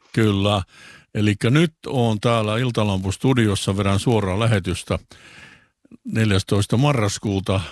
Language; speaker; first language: Finnish; native; Finnish